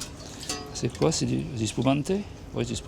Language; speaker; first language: French; native; French